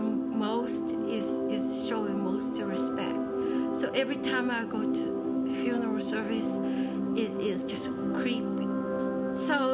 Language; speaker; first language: English; non-native, fluent; Chinese